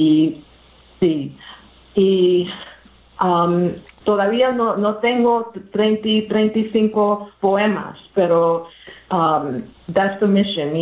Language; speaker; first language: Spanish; early bilingual, heritage; English